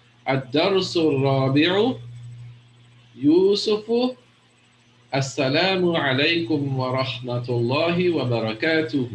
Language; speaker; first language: Arabic; non-native, fluent; English